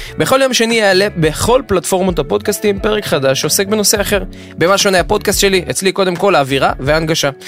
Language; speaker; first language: Hebrew; native; Hebrew